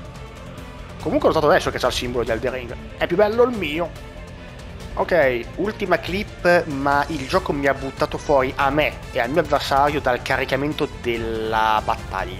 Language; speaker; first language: Italian; native; Italian